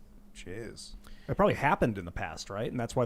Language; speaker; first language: English; native; English